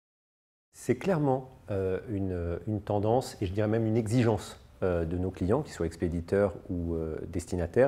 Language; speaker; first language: French; native; French